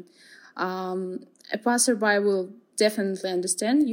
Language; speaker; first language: English; non-native, fluent; Kazakh